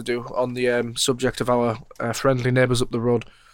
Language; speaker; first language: English; native; English